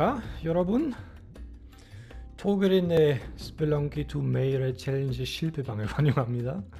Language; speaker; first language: Korean; non-native, fluent; German